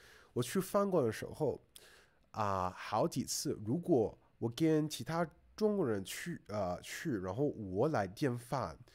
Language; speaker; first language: Chinese; non-native, fluent; English